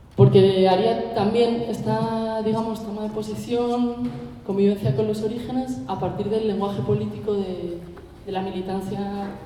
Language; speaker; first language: Spanish; native; Spanish